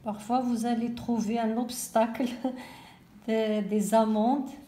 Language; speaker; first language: French; non-native, local second language; Arabic